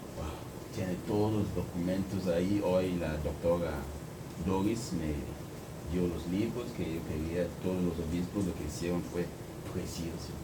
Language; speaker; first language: Spanish; non-native, fluent; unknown